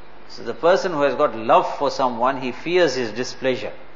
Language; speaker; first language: English; native; English